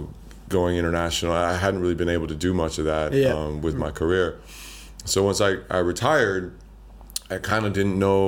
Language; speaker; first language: English; native; English